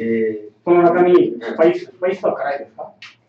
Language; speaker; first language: Japanese; non-native, learner; Tamil